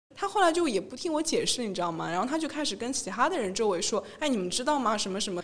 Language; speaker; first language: Chinese; native; Chinese